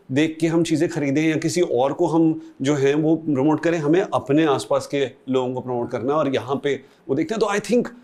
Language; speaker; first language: Hindi; native; Hindi